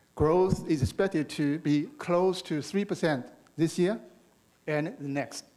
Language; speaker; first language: English; non-native, fluent; Chinese